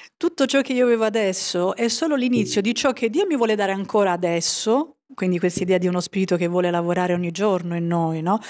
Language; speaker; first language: Italian; native; Italian